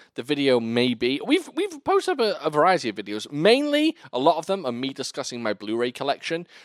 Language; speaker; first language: English; native; English